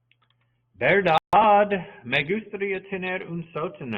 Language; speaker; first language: Spanish; non-native, fluent; English